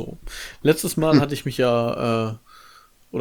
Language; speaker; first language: German; native; German